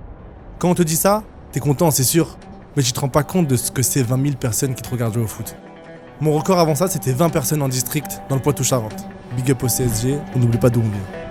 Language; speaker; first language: French; native; French